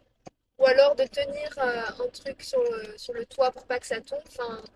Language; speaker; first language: French; native; French